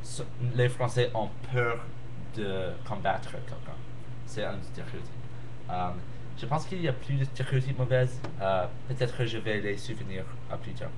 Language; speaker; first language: French; non-native, learner; English